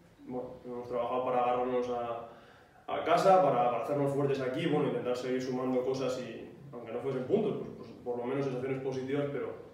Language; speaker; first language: Spanish; native; Spanish